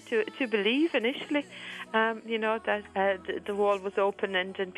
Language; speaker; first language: English; non-native, fluent; German